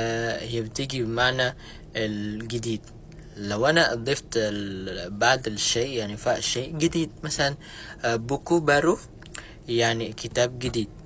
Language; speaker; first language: Arabic; non-native, fluent; Indonesian